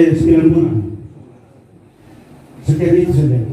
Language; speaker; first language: Indonesian; native; Indonesian